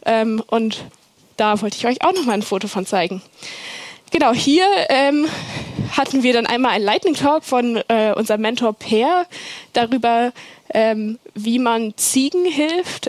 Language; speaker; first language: German; native; German